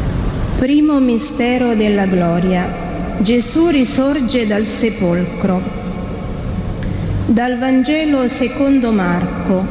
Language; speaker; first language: Italian; native; Italian